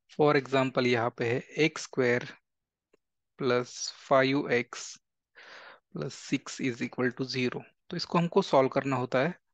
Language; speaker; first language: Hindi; non-native, local second language; Marathi